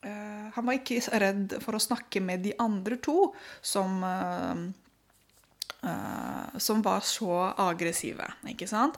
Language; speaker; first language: Norwegian; non-native, fluent; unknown